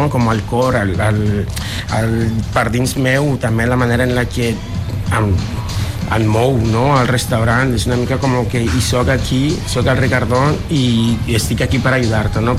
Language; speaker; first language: Catalan; non-native, fluent; Spanish